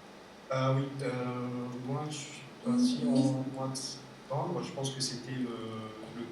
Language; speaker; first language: French; non-native, fluent; Arabic